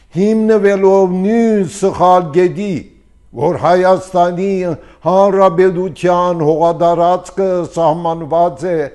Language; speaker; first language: Armenian; early bilingual, heritage; Armenian